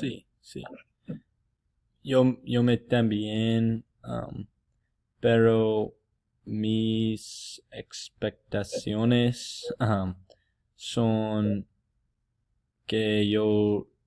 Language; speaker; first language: Spanish; non-native, learner; English